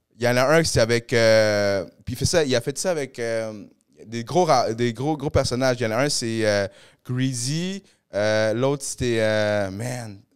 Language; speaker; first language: French; early bilingual, other home language; Spanish